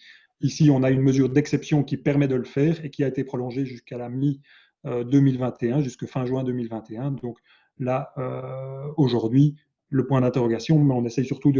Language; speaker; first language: French; native; French